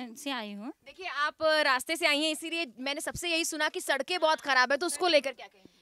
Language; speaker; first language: Hindi; native; Hindi